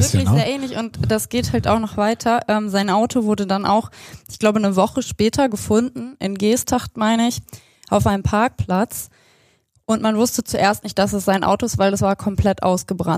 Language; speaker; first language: German; native; German